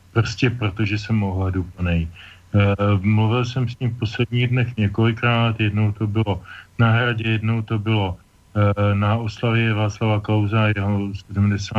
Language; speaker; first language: Czech; native; Czech